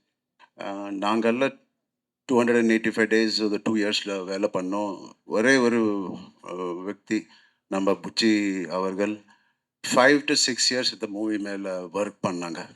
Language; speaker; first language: Tamil; non-native, learner; Telugu